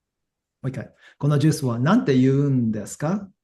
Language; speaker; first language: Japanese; non-native, fluent; English